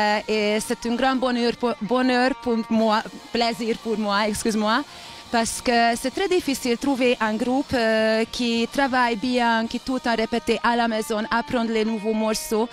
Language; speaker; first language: French; non-native, learner; Hungarian